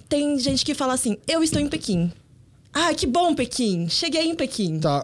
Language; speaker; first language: Portuguese; early bilingual, other home language; Korean